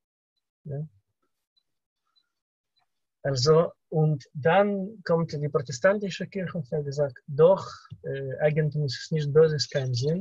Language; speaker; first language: German; non-native, fluent; Russian